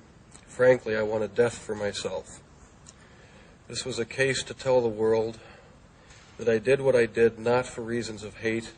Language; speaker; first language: English; native; English